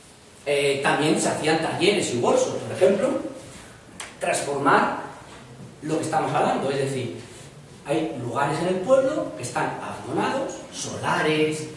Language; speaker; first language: Spanish; native; Spanish